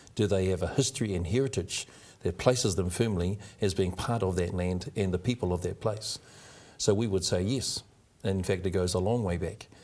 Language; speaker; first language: English; native; English